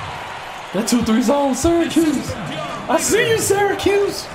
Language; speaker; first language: English; native; English